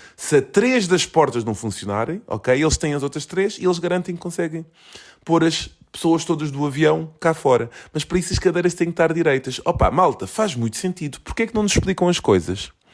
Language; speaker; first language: Portuguese; early bilingual, other home language; Kabuverdianu